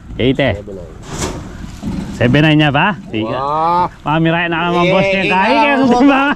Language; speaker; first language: Filipino; native; Filipino